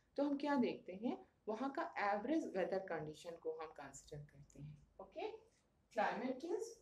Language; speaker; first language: Hindi; native; Hindi